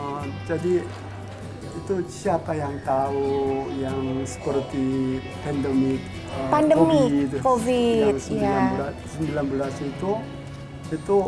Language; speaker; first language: Indonesian; non-native, learner; Korean